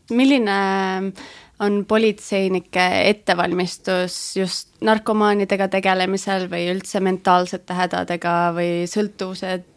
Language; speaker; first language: Estonian; native; Estonian